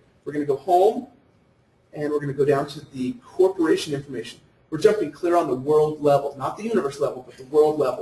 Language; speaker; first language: English; native; English